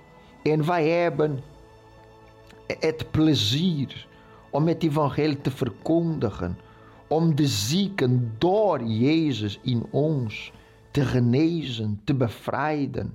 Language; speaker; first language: Dutch; non-native, local second language; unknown